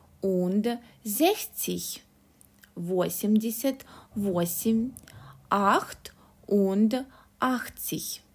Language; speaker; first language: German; non-native, fluent; Russian